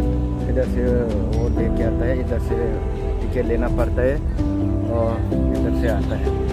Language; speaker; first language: Hindi; non-native, local second language; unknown